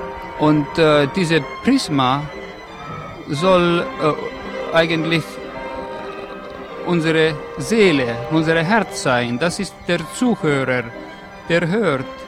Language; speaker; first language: German; non-native, fluent; Estonian